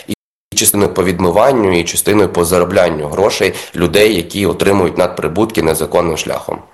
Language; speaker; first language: Ukrainian; native; Ukrainian